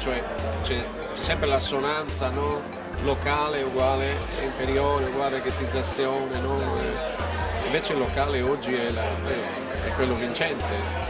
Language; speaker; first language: Italian; native; Italian